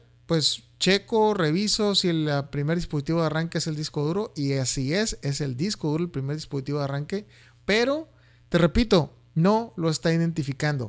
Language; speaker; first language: Spanish; native; Spanish